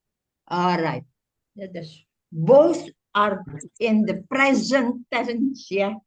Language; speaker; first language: English; non-native, fluent; Indonesian